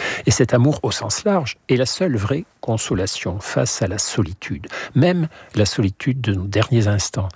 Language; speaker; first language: French; native; French